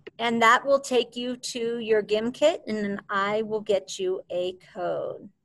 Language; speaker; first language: English; native; English